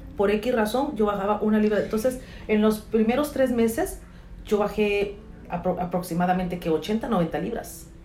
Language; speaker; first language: Spanish; early bilingual, heritage; English